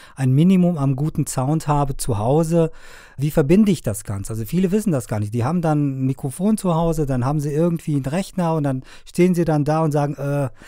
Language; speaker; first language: German; non-native, fluent; Persian